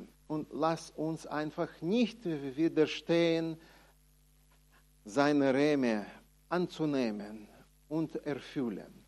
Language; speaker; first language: German; non-native, fluent; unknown